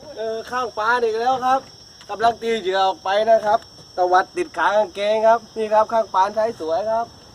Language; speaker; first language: Thai; native; Thai